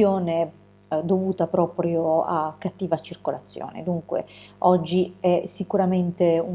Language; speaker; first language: Italian; native; Italian